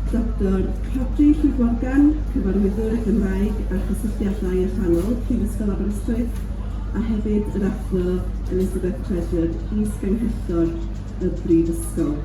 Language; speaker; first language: Welsh; native; Welsh